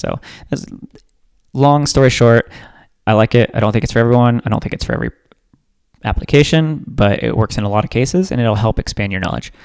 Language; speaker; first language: English; native; English